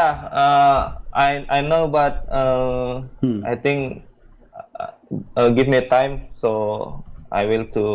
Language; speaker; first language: English; non-native, learner; Indonesian